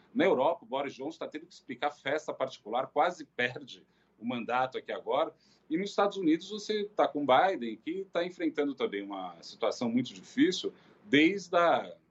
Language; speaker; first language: Portuguese; native; Portuguese